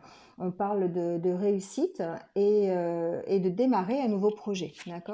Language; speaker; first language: French; native; French